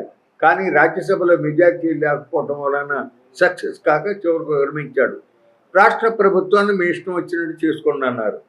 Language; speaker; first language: Telugu; native; Telugu